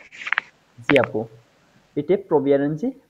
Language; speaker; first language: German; non-native, fluent; Bangla